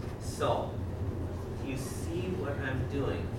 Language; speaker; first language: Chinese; non-native, learner; English